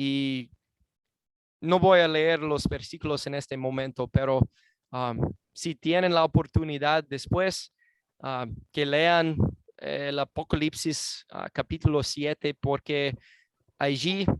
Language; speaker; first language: Spanish; non-native, fluent; English